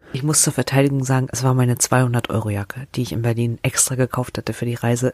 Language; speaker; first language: German; native; German